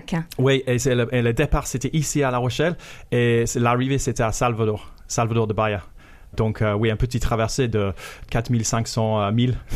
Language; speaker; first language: French; non-native, fluent; English